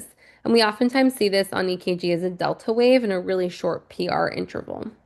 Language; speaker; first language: English; native; English